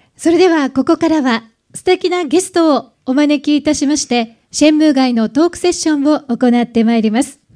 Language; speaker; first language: Japanese; native; Japanese